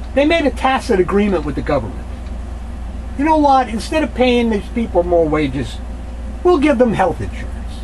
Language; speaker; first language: English; native; English